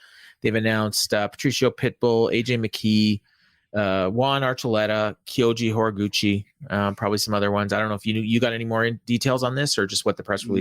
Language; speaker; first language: English; native; English